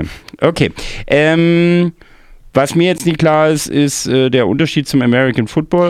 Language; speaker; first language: German; native; German